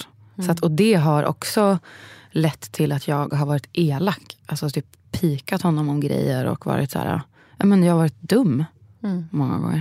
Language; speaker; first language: Swedish; native; Swedish